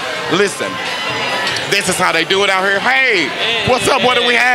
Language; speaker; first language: English; native; English